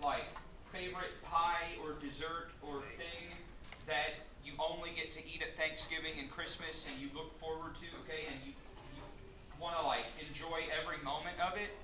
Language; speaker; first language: English; native; English